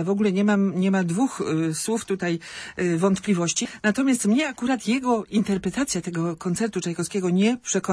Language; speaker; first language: Polish; native; Polish